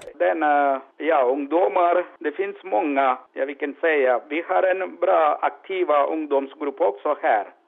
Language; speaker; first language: Swedish; non-native, learner; Malayalam